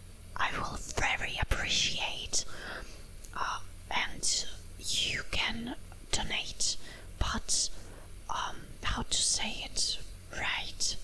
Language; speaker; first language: English; non-native, learner; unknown